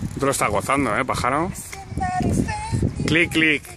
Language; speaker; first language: Spanish; native; Spanish